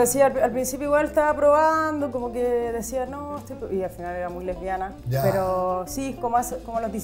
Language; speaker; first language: Spanish; native; Spanish